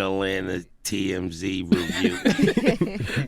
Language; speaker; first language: English; native; English